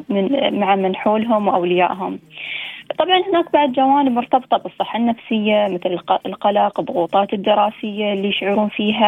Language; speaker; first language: Arabic; native; Arabic